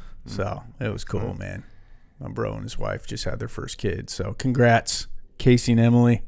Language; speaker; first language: English; native; English